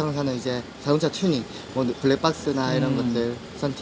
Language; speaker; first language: Korean; native; Korean